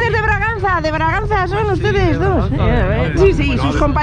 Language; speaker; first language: Spanish; native; Spanish